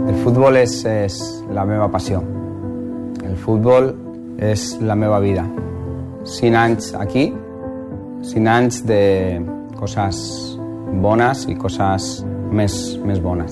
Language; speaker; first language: Catalan; non-native, fluent; Spanish